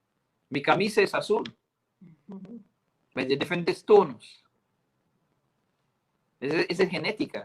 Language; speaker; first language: Spanish; non-native, fluent; English